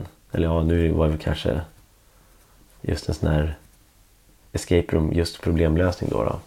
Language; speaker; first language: Swedish; native; Swedish